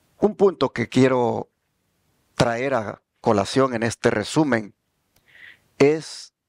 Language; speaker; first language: Spanish; native; Spanish